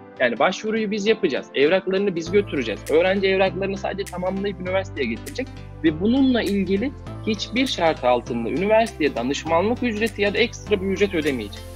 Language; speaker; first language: Turkish; native; Turkish